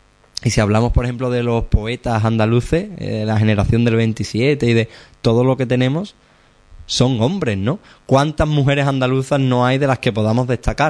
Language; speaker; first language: Spanish; native; Spanish